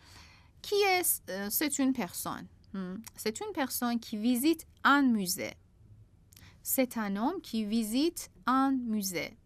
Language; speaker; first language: French; non-native, fluent; Persian